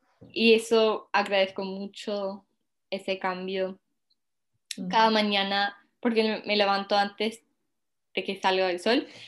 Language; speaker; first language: Spanish; early bilingual, heritage; Spanish